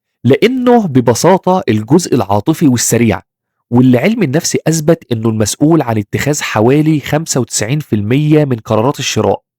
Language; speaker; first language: Arabic; native; Arabic